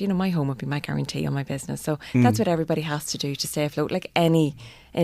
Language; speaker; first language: English; native; English